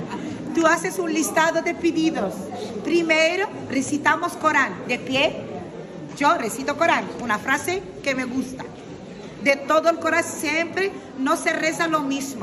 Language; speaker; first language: Spanish; non-native, fluent; Arabic